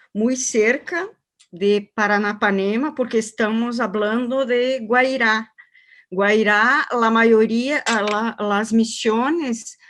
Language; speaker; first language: Spanish; non-native, learner; Portuguese